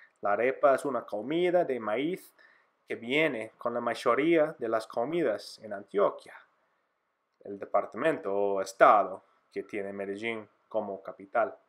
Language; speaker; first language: Spanish; non-native, fluent; English